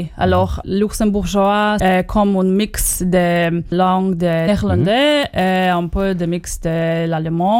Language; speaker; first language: French; non-native, learner; Slovak